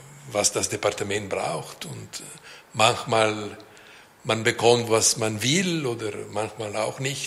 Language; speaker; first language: German; non-native, fluent; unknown